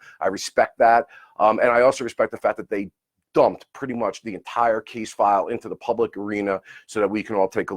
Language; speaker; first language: English; native; English